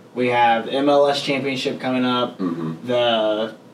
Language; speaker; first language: English; native; English